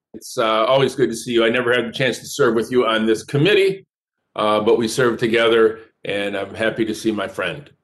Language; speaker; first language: English; native; English